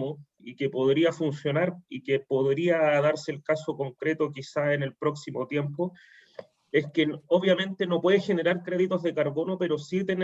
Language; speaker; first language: Spanish; native; Spanish